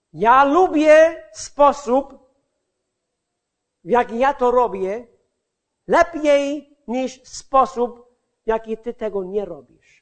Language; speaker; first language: Polish; non-native, fluent; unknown